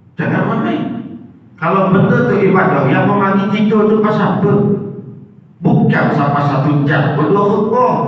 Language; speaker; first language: Malay; non-native, local second language; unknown